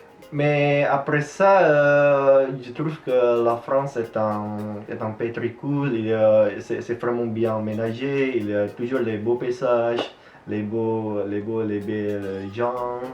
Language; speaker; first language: French; non-native, fluent; Indonesian